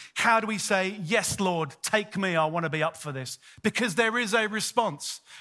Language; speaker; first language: English; native; English